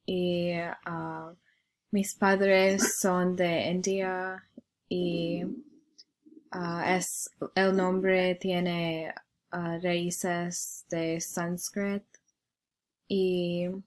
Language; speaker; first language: Spanish; non-native, learner; English